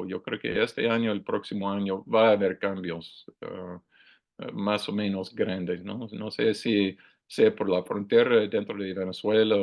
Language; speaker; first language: Spanish; non-native, learner; English